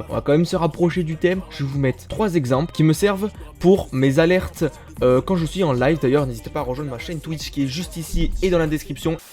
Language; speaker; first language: French; native; French